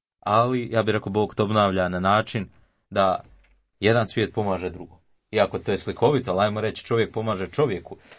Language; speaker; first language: Croatian; native; Croatian